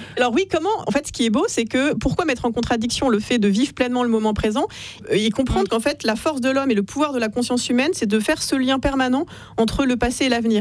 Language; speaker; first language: French; native; French